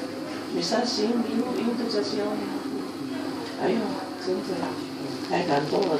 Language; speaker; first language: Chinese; non-native, local second language; Amis